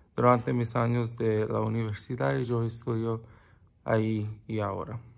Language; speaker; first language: Spanish; non-native, learner; English